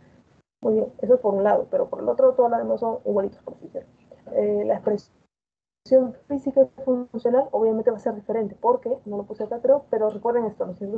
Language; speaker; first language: Spanish; native; Spanish